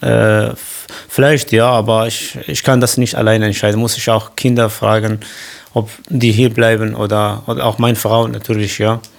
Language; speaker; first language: German; non-native, learner; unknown